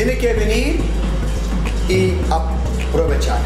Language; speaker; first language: Spanish; non-native, learner; English